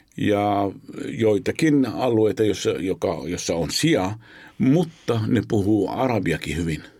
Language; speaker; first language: Finnish; non-native, fluent; Arabic